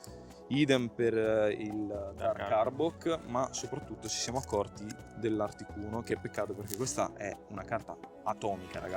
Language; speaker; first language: Italian; native; Italian